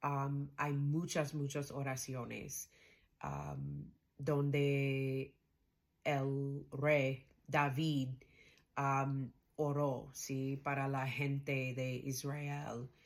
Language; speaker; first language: Spanish; non-native, learner; English